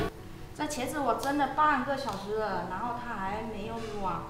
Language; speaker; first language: Chinese; native; Chinese